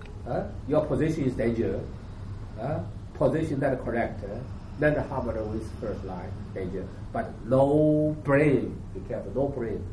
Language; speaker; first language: English; non-native, learner; Chinese